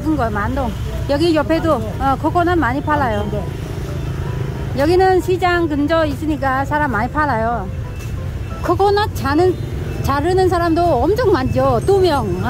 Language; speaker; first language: Korean; non-native, learner; Vietnamese